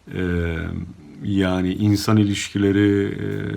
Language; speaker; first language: Turkish; native; Turkish